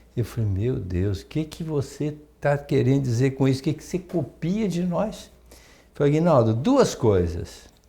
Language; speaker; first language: Portuguese; native; Portuguese